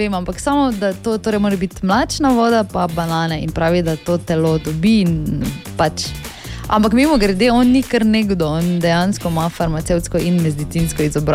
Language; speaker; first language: Slovenian; native; Slovenian